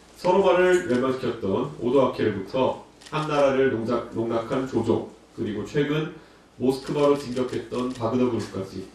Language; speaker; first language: Korean; native; Korean